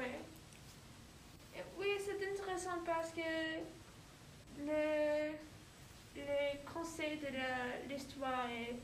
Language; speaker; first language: French; non-native, learner; English